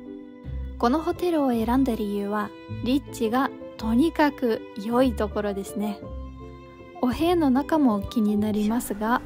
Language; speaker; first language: Japanese; non-native, fluent; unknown